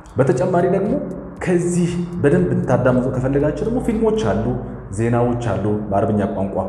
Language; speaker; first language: Amharic; non-native, fluent; Arabic